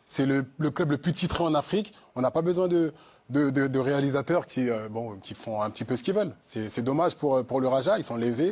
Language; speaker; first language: French; non-native, local second language; Arabic